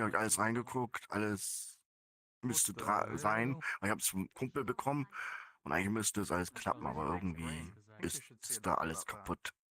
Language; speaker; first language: German; non-native, fluent; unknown